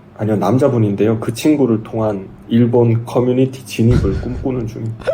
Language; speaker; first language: Korean; native; Korean